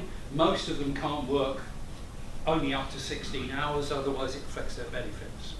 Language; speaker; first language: English; native; English